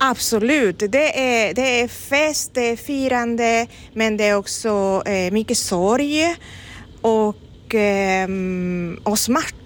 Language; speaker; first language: Swedish; non-native, fluent; Spanish